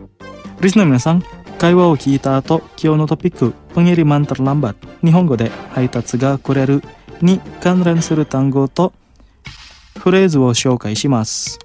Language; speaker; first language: Japanese; non-native, fluent; Indonesian